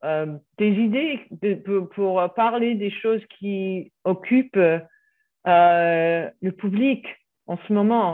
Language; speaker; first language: French; non-native, fluent; English